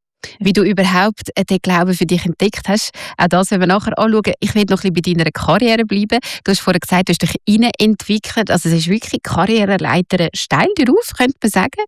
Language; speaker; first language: German; native; German